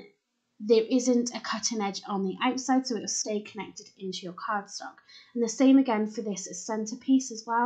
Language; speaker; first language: English; native; English